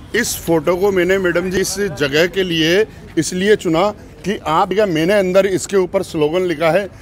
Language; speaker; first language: Hindi; native; Hindi